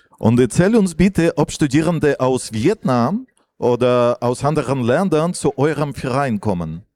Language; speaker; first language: German; non-native, fluent; Vietnamese